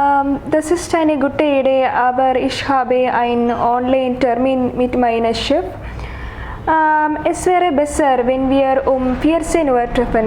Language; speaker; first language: German; non-native, learner; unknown